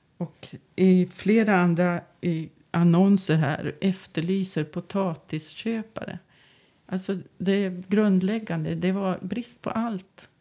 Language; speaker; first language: Swedish; native; Swedish